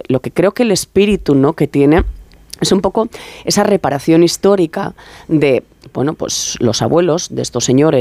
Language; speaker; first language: Spanish; native; Spanish